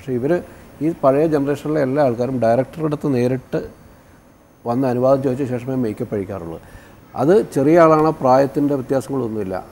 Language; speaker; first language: Malayalam; native; Malayalam